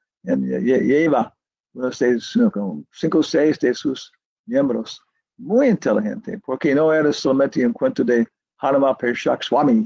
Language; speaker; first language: Spanish; non-native, learner; English